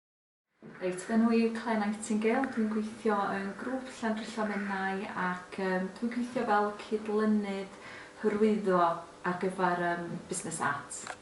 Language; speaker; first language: Welsh; non-native, local second language; English